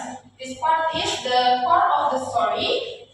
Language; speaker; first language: English; non-native, learner; Indonesian